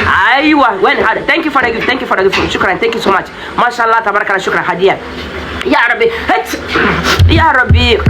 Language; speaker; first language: Arabic; non-native, learner; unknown